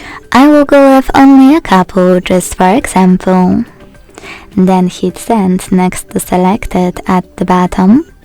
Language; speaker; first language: English; non-native, fluent; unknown